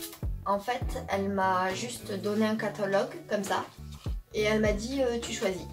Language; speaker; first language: French; native; French